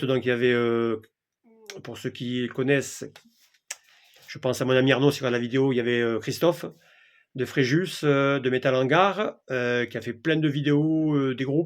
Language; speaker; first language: French; native; French